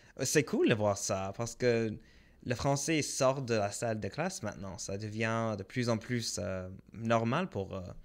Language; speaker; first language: French; non-native, local second language; English